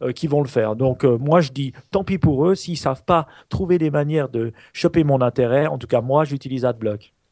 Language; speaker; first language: French; native; French